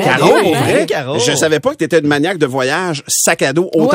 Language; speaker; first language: French; native; French